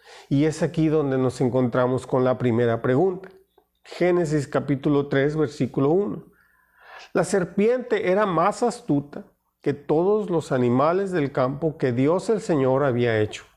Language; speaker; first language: Spanish; native; Spanish